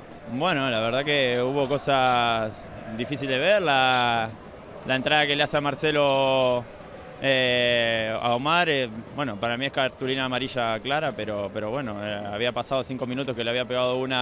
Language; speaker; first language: Spanish; native; Spanish